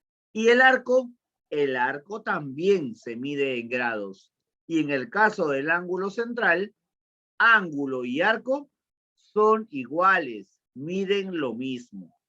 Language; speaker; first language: Spanish; native; Spanish